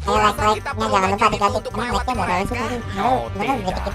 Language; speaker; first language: Indonesian; native; Indonesian